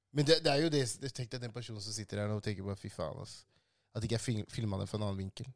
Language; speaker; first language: Norwegian; early bilingual, other home language; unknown